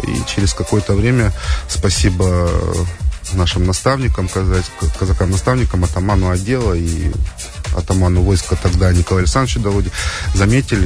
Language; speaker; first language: Russian; native; Russian